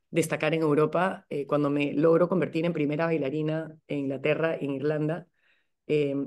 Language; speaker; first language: Spanish; native; Spanish